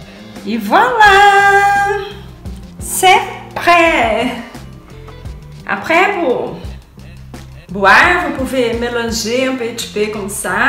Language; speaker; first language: French; non-native, fluent; Portuguese